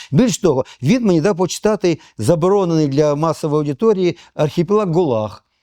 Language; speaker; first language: Ukrainian; non-native, local second language; Russian